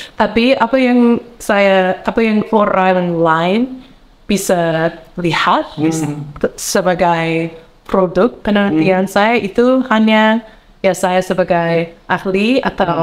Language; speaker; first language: Indonesian; non-native, learner; English